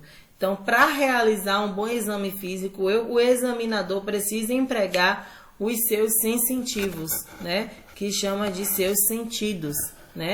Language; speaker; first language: Portuguese; native; Portuguese